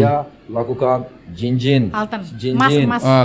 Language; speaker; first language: Indonesian; non-native, learner; Turkish